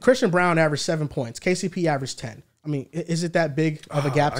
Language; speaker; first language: English; native; English